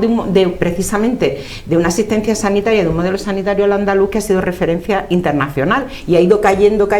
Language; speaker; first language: Spanish; native; Spanish